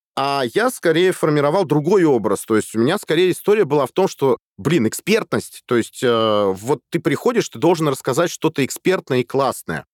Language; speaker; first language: Russian; native; Russian